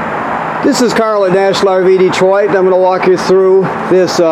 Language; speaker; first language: English; native; English